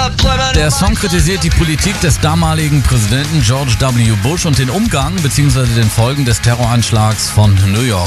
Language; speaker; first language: German; native; German